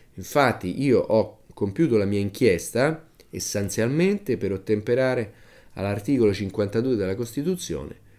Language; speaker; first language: Italian; native; Italian